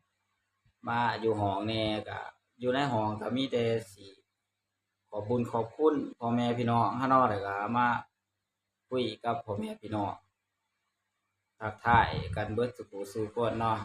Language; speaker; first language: Thai; non-native, local second language; Lao